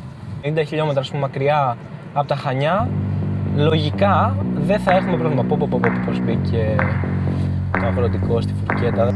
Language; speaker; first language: Greek; native; Greek